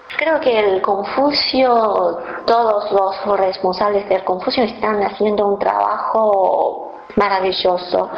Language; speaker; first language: Spanish; non-native, fluent; Chinese